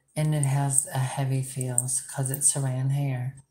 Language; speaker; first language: English; early bilingual, other home language; Spanish